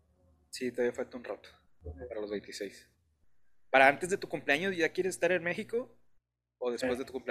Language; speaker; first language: Spanish; native; Spanish